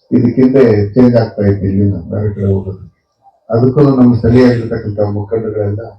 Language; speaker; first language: Kannada; native; Kannada